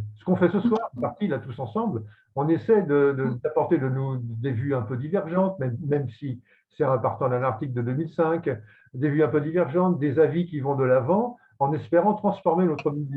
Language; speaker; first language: French; native; French